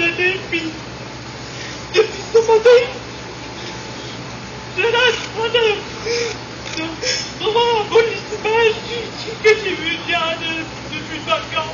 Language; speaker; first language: French; native; French